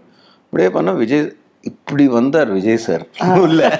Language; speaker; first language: Tamil; non-native, learner; Telugu